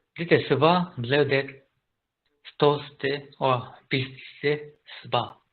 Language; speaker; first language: Danish; non-native, learner; Japanese